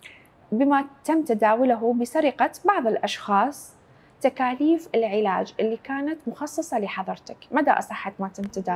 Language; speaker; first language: Arabic; native; Arabic